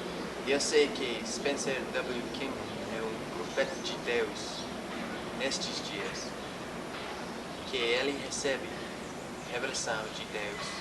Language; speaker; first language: Portuguese; non-native, learner; English